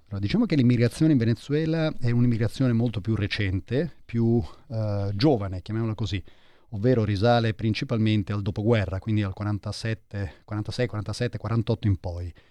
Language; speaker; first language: Italian; early bilingual, heritage; Italian